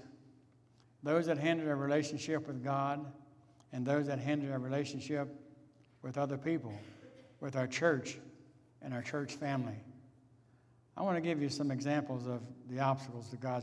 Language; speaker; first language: English; native; English